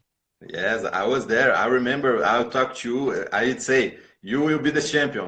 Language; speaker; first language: English; non-native, learner; Portuguese